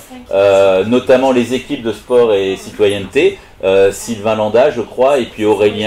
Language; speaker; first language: French; native; French